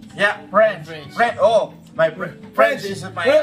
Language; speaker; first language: English; non-native, local second language; Filipino